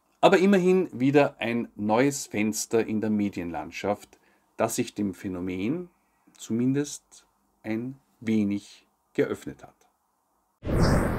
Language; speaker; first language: German; native; German